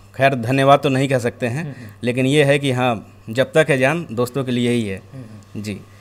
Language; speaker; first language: Hindi; native; Hindi